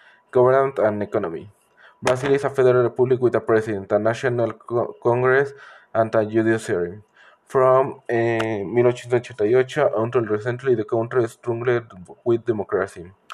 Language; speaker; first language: English; non-native, learner; Spanish